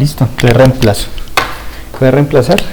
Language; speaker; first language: Spanish; native; Spanish